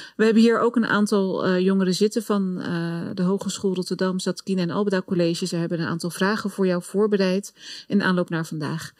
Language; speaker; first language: Dutch; early bilingual, other home language; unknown